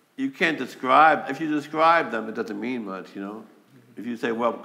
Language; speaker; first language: English; native; English